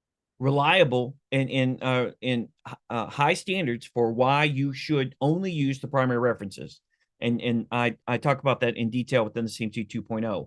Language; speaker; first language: English; native; English